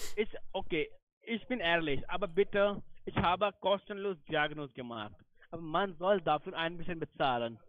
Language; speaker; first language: German; non-native, learner; Hindi